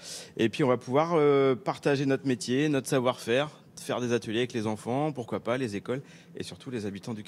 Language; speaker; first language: French; native; French